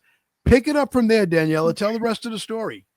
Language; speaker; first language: English; native; English